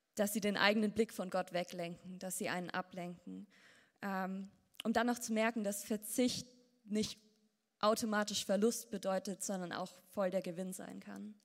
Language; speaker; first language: German; native; German